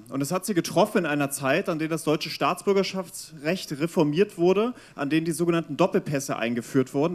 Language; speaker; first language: German; native; German